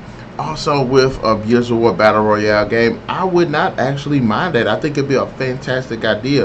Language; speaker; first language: English; native; English